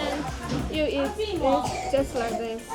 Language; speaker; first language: English; non-native, learner; Chinese